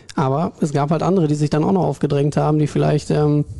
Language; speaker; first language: German; native; German